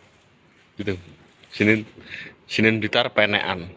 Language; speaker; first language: Indonesian; non-native, local second language; Javanese